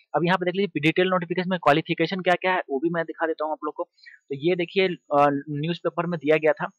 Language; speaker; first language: Hindi; native; Hindi